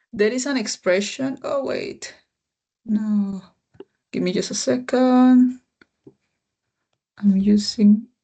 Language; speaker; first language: English; non-native, fluent; Spanish